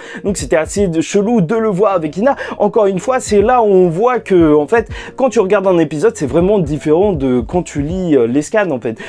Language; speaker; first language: French; native; French